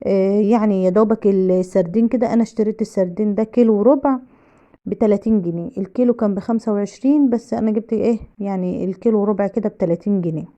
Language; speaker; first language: Arabic; native; Arabic